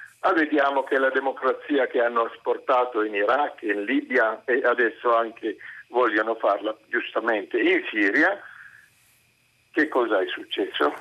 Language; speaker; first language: Italian; non-native, fluent; Arabic